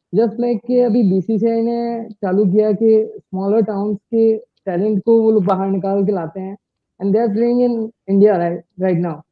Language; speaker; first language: Hindi; native; Hindi